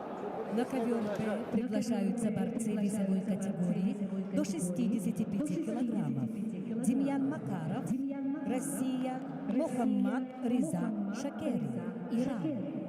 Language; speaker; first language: Russian; native; Russian